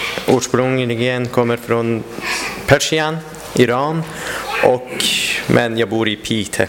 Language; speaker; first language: Swedish; non-native, fluent; Persian